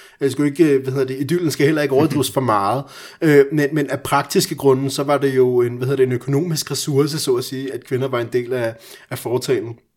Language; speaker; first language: Danish; early bilingual, other home language; Persian